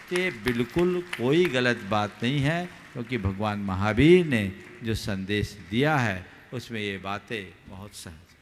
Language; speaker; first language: Hindi; native; Hindi